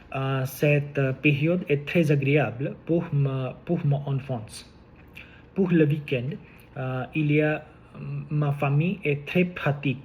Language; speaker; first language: French; non-native, learner; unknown